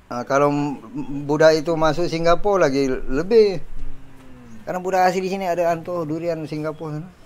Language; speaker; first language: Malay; non-native, local second language; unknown